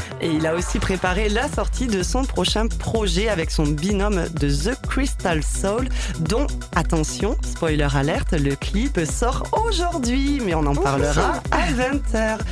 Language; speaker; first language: French; native; French